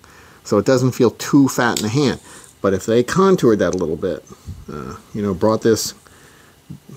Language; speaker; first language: English; native; English